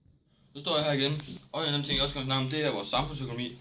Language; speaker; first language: Danish; native; Danish